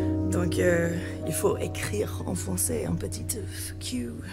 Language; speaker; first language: French; non-native, learner; English